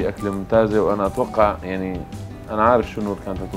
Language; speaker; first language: Arabic; native; Arabic